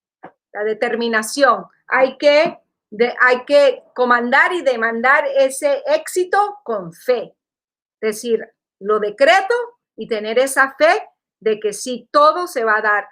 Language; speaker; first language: Spanish; early bilingual, heritage; Spanish